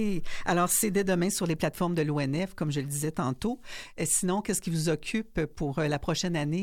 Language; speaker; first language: French; native; French